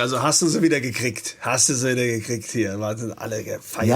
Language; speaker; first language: German; native; German